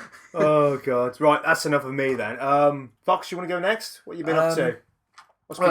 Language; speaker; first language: English; native; English